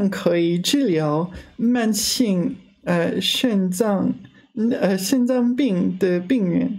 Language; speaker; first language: Chinese; non-native, learner; English